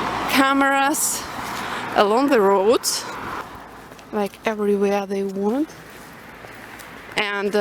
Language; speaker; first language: English; non-native, local second language; Russian